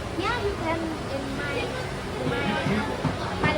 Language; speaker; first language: English; non-native, learner; Thai